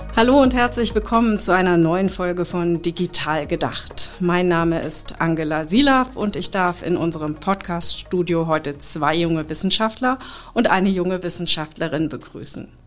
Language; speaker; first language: German; native; German